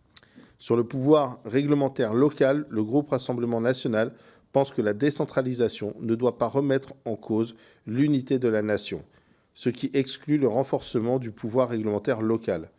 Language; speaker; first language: French; native; French